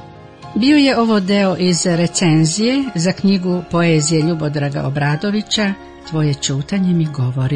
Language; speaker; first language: Serbian; native; Serbian